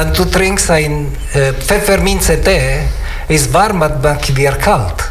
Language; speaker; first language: German; non-native, learner; Italian